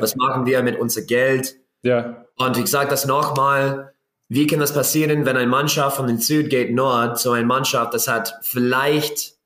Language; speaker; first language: German; non-native, learner; English